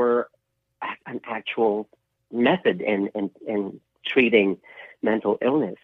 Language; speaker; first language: English; non-native, local second language; Filipino